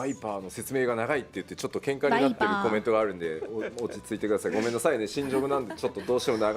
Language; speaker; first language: Japanese; native; Japanese